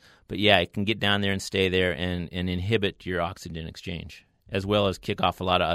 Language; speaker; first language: English; native; English